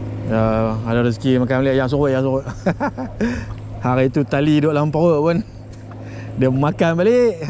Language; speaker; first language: Malay; native; Malay